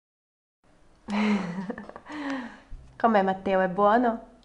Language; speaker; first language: Italian; non-native, fluent; Portuguese